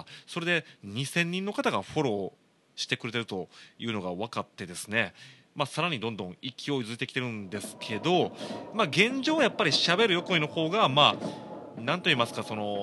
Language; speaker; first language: Japanese; native; Japanese